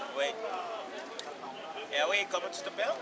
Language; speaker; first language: French; non-native, learner; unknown